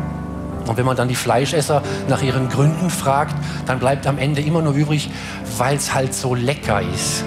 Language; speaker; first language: German; native; German